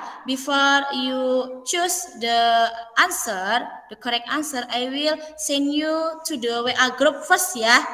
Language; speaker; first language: English; non-native, fluent; Indonesian